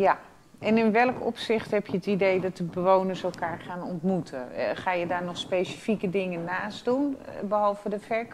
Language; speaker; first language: Dutch; native; Dutch